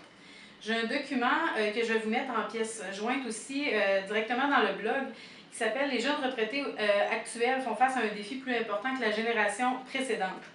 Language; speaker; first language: French; native; French